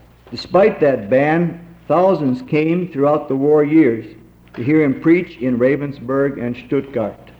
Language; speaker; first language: English; native; English